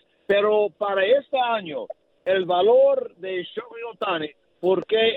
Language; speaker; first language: Spanish; non-native, learner; English